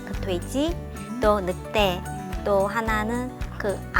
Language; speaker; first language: Korean; non-native, learner; Chinese